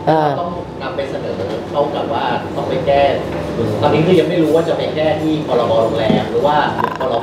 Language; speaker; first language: Thai; native; Thai